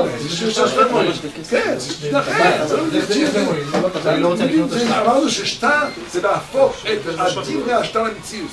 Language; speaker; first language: Hebrew; non-native, fluent; French